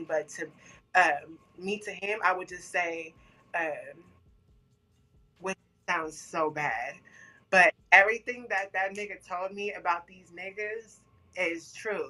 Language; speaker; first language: English; native; English